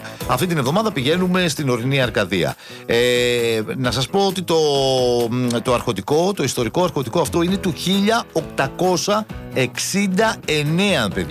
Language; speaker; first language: Greek; native; Greek